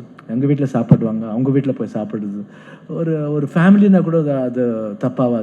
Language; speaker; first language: Tamil; non-native, fluent; Kannada